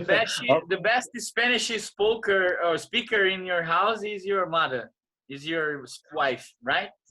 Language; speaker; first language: English; non-native, fluent; Portuguese